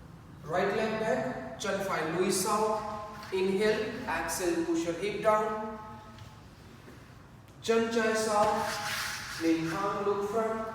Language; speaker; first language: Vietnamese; non-native, learner; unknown